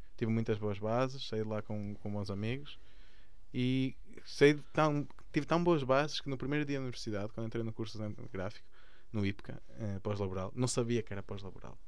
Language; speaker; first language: Portuguese; early bilingual, other home language; Spanish